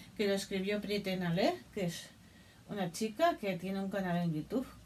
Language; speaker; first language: Spanish; native; Spanish